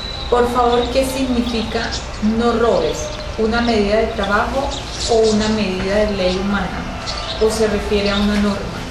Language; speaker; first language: Spanish; native; Spanish